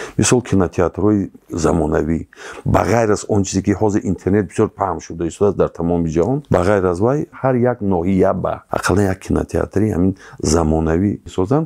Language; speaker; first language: Tajik; native; Tajik